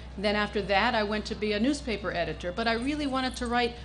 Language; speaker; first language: English; native; English